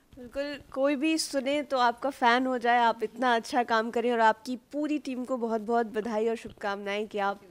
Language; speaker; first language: Hindi; native; Hindi